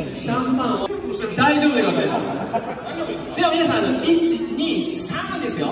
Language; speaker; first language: Japanese; native; Japanese